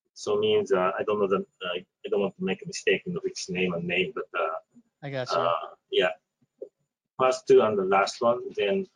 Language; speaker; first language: English; non-native, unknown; Japanese